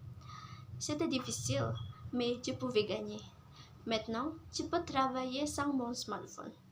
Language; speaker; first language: French; non-native, learner; Indonesian